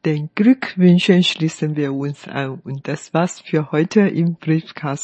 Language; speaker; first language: German; non-native, fluent; Chinese